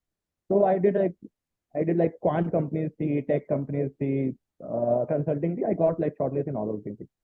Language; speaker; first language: English; non-native, local second language; Hindi